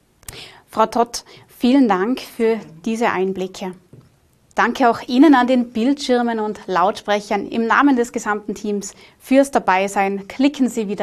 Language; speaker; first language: German; native; German